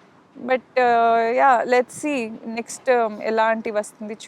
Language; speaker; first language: Telugu; non-native, local second language; Kannada